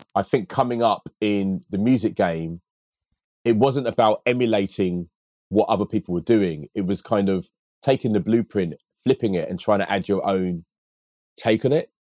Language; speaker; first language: English; early bilingual, other home language; Akan